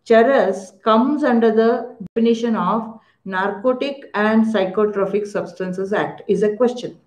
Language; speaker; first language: English; non-native, local second language; Kannada